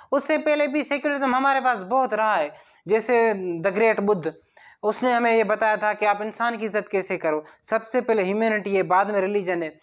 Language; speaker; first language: Urdu; non-native, local second language; Sindhi